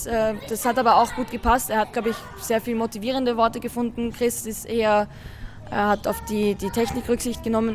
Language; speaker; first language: German; native; German